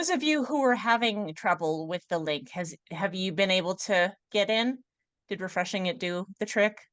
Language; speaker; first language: English; native; English